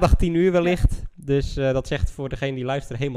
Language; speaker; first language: Dutch; native; Dutch